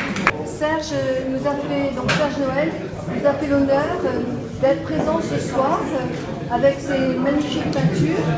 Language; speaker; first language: French; native; French